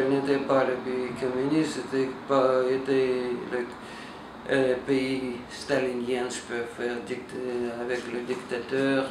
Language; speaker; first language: French; non-native, learner; Russian